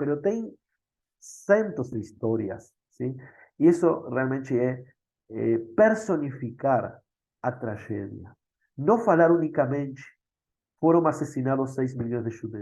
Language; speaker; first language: Portuguese; non-native, fluent; Spanish